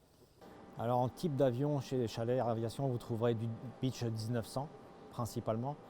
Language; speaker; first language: French; native; French